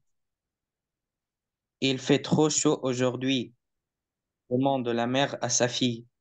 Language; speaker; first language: French; non-native, learner; Arabic